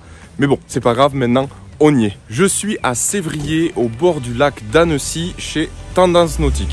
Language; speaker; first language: French; native; French